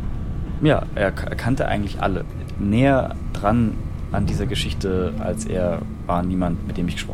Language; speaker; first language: German; native; German